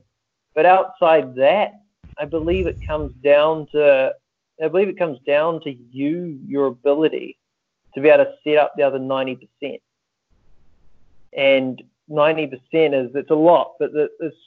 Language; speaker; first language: English; native; English